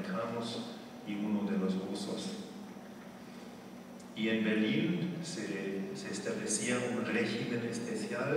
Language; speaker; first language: Spanish; non-native, fluent; German